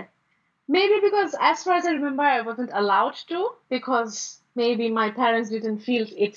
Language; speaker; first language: English; non-native, local second language; Bangla